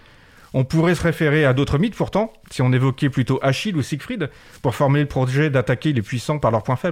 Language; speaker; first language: French; native; French